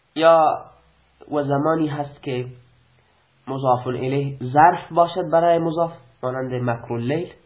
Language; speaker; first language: Persian; non-native, local second language; Baluchi